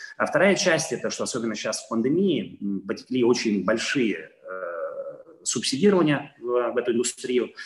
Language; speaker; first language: Russian; non-native, fluent; Italian